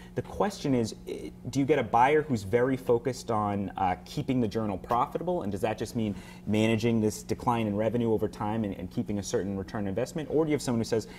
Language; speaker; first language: English; native; English